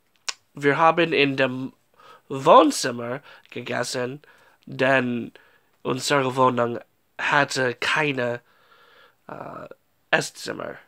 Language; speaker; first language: German; non-native, learner; English